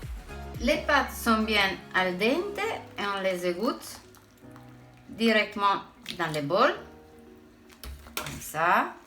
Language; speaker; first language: French; non-native, fluent; Italian